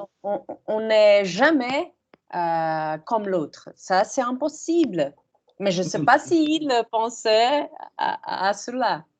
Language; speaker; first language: French; non-native, fluent; Portuguese